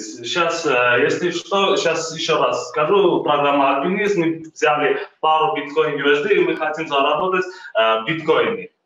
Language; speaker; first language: Russian; non-native, fluent; Armenian